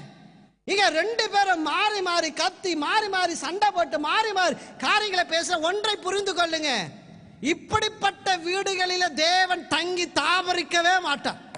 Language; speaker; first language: Tamil; native; Tamil